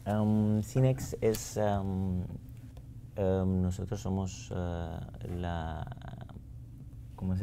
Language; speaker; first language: Spanish; non-native, fluent; Papiamento